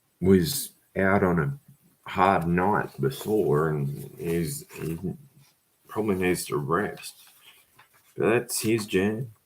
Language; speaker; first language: English; native; English